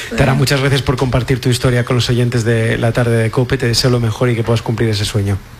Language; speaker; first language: Spanish; native; Spanish